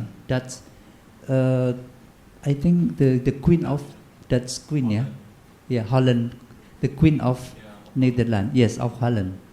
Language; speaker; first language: English; non-native, learner; Indonesian